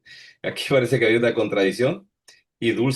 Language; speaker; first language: Spanish; native; Spanish